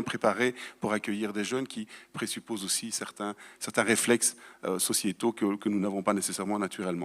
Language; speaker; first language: French; native; French